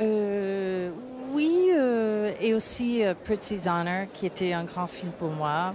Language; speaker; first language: French; non-native, learner; English